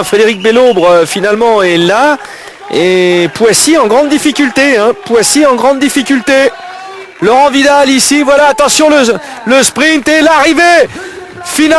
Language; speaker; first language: French; native; French